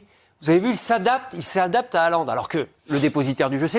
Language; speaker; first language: French; native; French